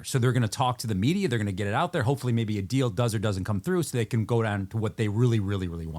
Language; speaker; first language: English; native; English